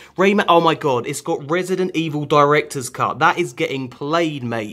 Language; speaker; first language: English; native; English